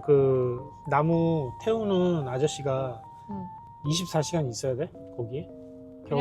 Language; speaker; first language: Korean; native; Korean